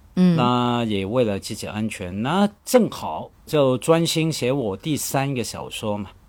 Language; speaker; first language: Chinese; non-native, local second language; Cantonese